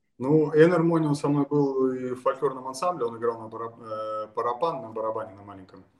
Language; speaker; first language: Russian; native; Russian